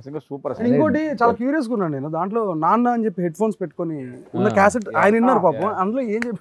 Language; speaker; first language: Telugu; native; Telugu